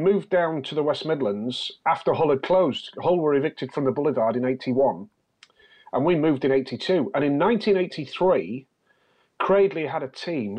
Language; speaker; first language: English; native; English